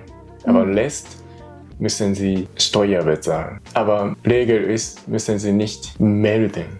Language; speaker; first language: German; non-native, learner; Japanese